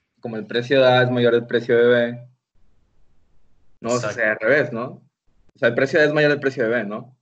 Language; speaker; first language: Spanish; native; Spanish